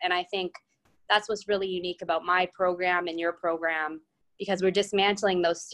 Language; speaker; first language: English; native; English